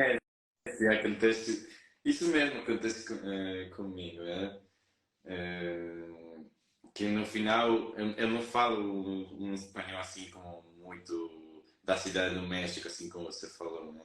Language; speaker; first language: Portuguese; non-native, fluent; Spanish